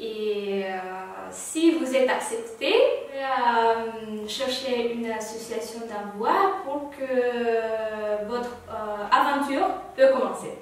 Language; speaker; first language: French; non-native, fluent; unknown